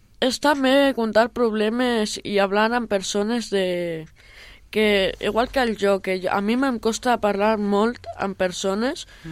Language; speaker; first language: Catalan; non-native, local second language; Spanish